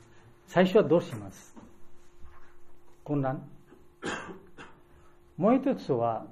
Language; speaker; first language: Japanese; non-native, fluent; Bangla